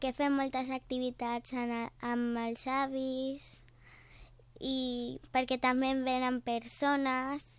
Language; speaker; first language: Catalan; non-native, local second language; Spanish